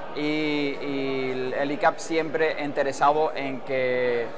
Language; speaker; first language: Spanish; non-native, fluent; Arabic